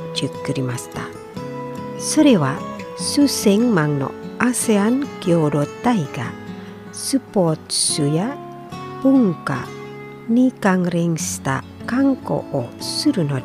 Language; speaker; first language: Japanese; non-native, fluent; Indonesian